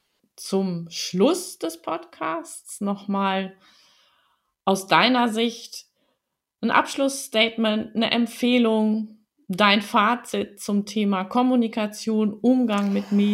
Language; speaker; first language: German; native; German